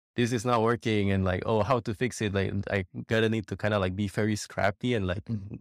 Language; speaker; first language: English; non-native, fluent; Indonesian